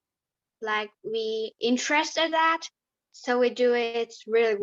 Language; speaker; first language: English; non-native, learner; Vietnamese